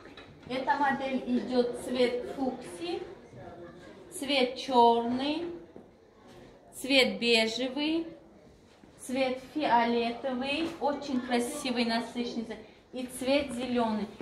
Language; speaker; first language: Russian; non-native, local second language; Tajik